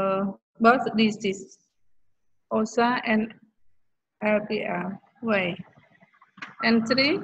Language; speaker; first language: English; non-native, learner; Indonesian